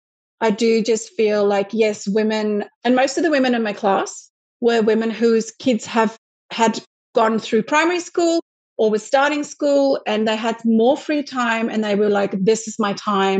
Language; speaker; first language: English; native; English